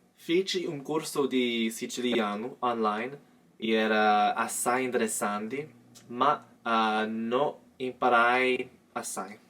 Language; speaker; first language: Italian; non-native, learner; English